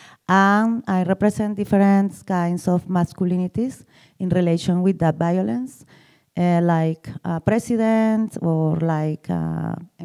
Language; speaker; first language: English; non-native, learner; Spanish